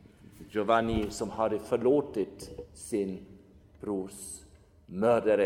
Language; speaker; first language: Swedish; non-native, fluent; German